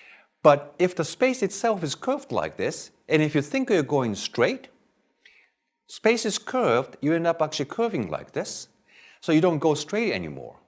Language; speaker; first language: English; non-native, fluent; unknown